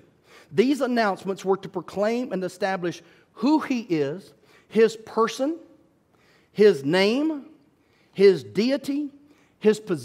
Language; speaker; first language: English; native; English